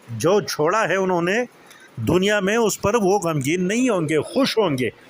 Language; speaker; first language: Urdu; non-native, local second language; Pashto